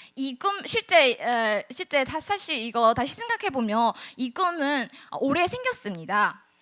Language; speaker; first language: Korean; non-native, fluent; Burmese